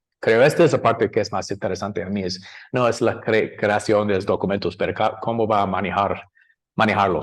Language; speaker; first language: Spanish; non-native, learner; English